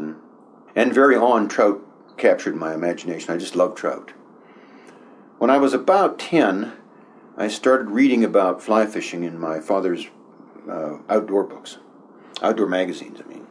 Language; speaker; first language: English; native; English